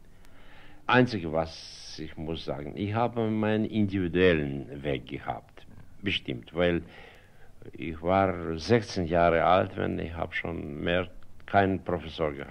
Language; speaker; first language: German; non-native, fluent; Russian